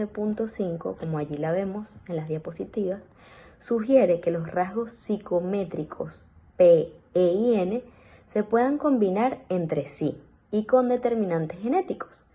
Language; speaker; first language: Spanish; native; Spanish